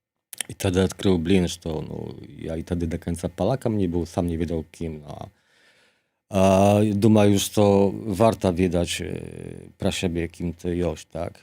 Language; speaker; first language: Polish; non-native, local second language; Belarusian